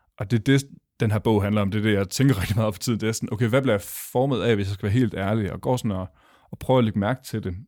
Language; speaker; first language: Danish; native; Danish